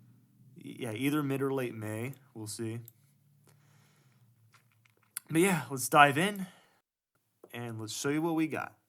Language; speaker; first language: English; native; English